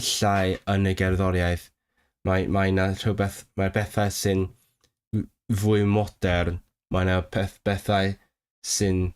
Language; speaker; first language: Welsh; non-native, fluent; Cantonese